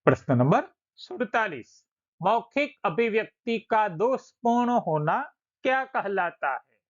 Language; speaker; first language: Hindi; non-native, local second language; Gujarati